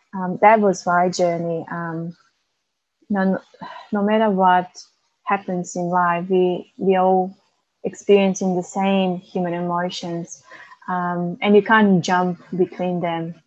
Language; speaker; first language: English; non-native, fluent; Macedonian